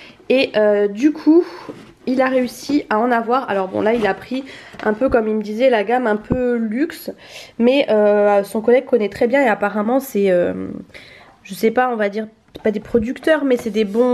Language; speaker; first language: French; native; French